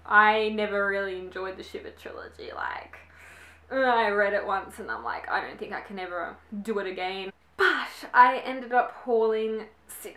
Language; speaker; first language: English; native; English